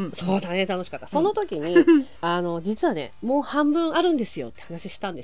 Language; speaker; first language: Japanese; native; Japanese